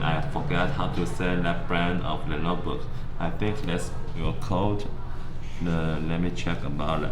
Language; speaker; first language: English; non-native, learner; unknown